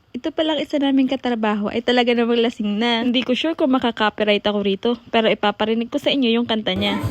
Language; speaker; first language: Filipino; native; Filipino